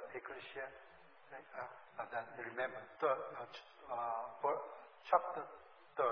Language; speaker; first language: English; non-native, learner; Korean